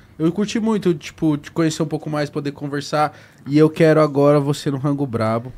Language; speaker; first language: Portuguese; native; Portuguese